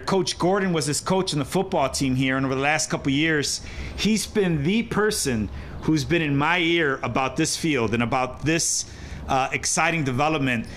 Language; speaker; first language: English; early bilingual, other home language; Spanish